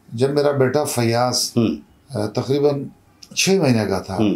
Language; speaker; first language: Hindi; native; Hindi